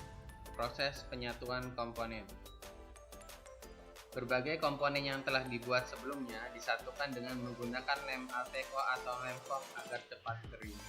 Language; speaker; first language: Indonesian; native; Indonesian